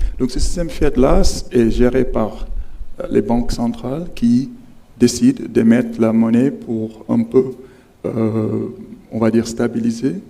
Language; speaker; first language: French; non-native, local second language; Wolof